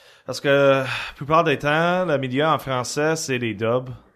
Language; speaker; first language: French; early bilingual, heritage; French